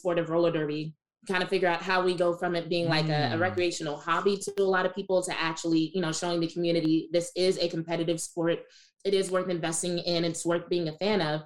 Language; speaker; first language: English; native; English